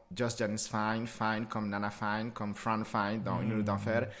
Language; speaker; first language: French; non-native, fluent; Spanish